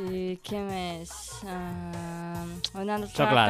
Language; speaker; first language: Catalan; non-native, learner; Indonesian